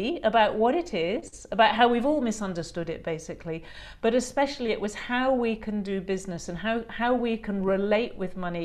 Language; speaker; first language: English; native; English